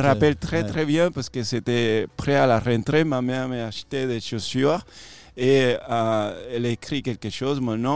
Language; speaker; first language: French; non-native, fluent; Spanish